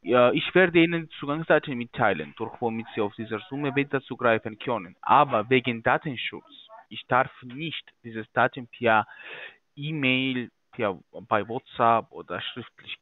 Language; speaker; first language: German; non-native, fluent; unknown